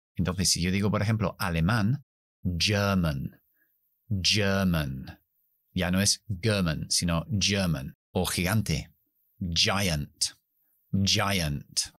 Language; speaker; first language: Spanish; non-native, fluent; English